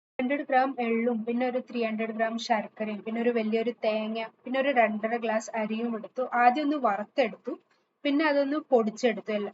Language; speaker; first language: Malayalam; early bilingual, heritage; Malayalam